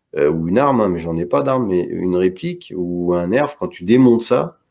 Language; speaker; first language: French; native; French